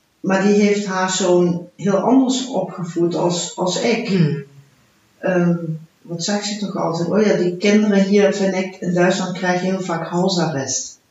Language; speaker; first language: Dutch; early bilingual, heritage; Dutch